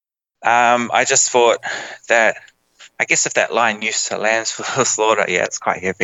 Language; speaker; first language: English; native; English